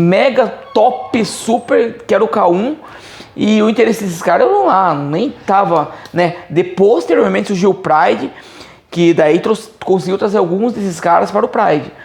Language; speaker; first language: Portuguese; native; Portuguese